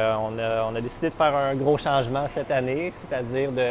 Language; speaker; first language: French; native; French